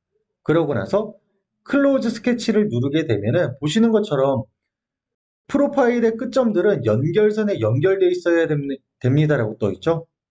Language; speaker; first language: Korean; native; Korean